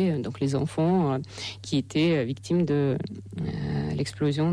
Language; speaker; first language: French; non-native, fluent; Russian